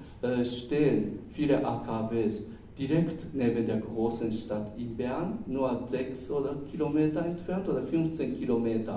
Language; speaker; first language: German; non-native, fluent; Japanese